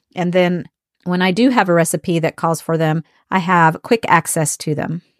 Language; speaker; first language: English; native; English